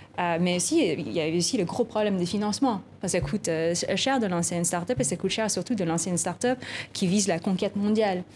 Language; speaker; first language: French; non-native, fluent; Filipino